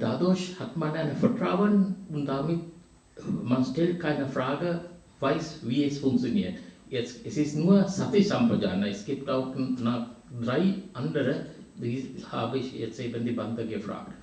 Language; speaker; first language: German; non-native, fluent; Sinhala